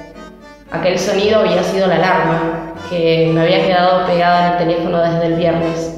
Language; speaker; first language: Spanish; native; Spanish